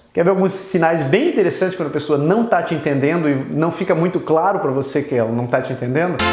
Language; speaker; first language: Portuguese; native; Portuguese